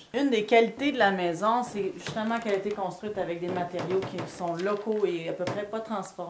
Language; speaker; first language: French; native; French